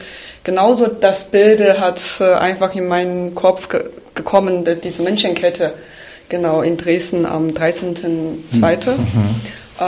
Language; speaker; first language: German; non-native, fluent; Chinese